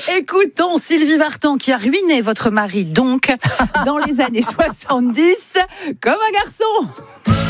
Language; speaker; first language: French; native; French